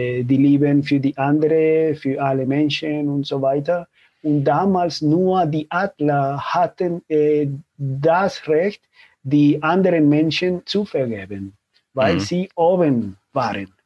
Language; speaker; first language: German; non-native, fluent; Spanish